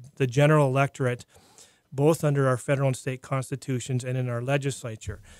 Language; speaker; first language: English; native; English